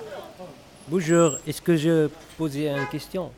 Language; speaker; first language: French; non-native, learner; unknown